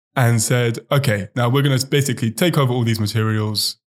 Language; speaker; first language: English; native; English